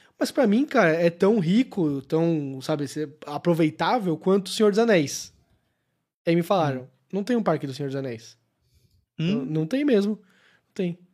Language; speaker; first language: Portuguese; native; Portuguese